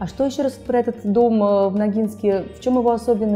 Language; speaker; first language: Russian; native; Russian